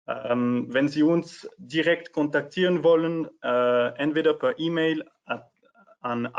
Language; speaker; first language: German; non-native, fluent; French